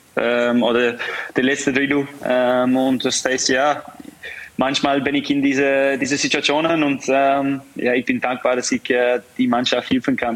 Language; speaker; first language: German; non-native, fluent; English